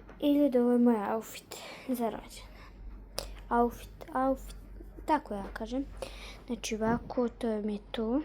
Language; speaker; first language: Bosnian; early bilingual, heritage; Bosnian